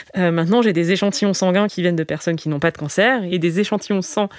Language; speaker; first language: French; native; French